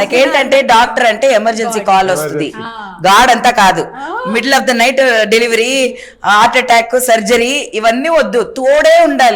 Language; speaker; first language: Telugu; non-native, local second language; Tamil